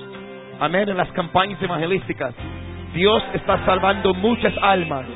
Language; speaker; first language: Spanish; non-native, fluent; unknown